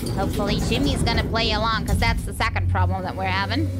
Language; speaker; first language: English; non-native, fluent; German